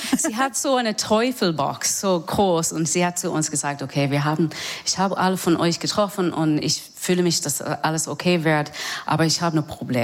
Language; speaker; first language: German; non-native, learner; English